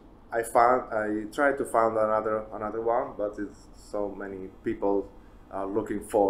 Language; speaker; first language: English; non-native, learner; Italian